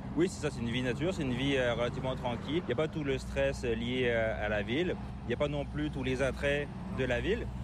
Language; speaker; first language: French; native; French